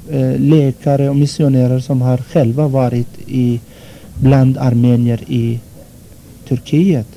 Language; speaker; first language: Swedish; non-native, fluent; Armenian